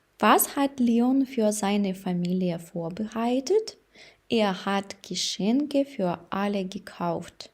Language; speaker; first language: German; non-native, fluent; Ukrainian